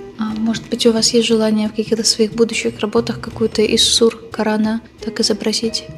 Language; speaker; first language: Russian; native; Russian